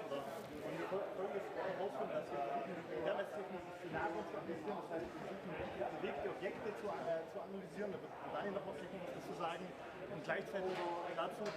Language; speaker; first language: German; native; German